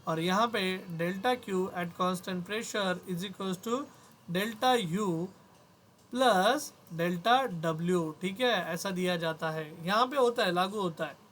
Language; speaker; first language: Hindi; non-native, local second language; Marathi